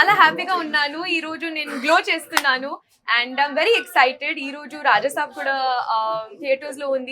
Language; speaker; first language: Telugu; non-native, learner; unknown